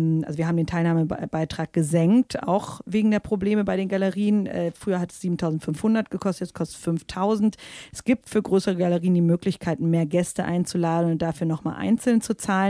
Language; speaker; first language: German; native; German